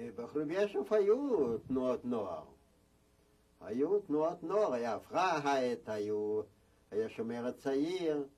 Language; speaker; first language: Hebrew; non-native, fluent; Yiddish